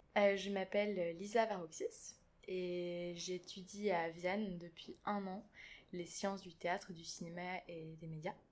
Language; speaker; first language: French; early bilingual, other home language; German